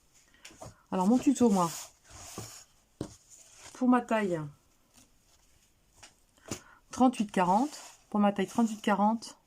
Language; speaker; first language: French; native; French